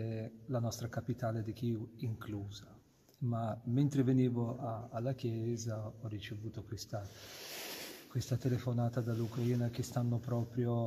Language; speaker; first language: Italian; non-native, fluent; Ukrainian